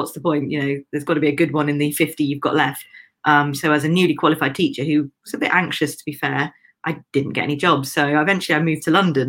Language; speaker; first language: English; native; English